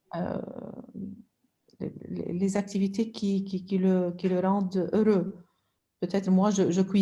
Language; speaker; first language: French; non-native, local second language; Arabic